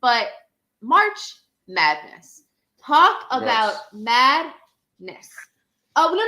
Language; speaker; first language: English; native; English